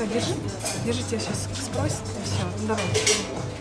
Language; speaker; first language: Russian; native; Russian